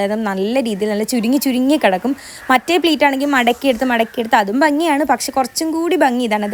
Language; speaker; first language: Malayalam; native; Malayalam